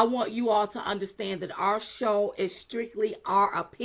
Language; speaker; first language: English; native; English